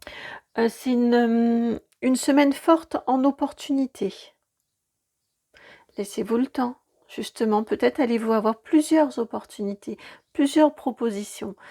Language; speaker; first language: French; native; French